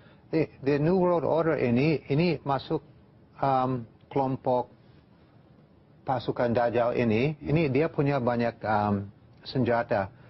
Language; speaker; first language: Indonesian; non-native, fluent; English